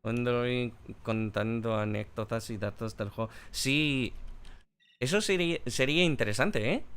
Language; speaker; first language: Spanish; non-native, learner; English